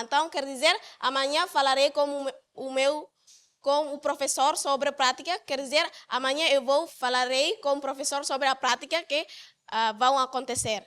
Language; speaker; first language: Portuguese; non-native, learner; Tetum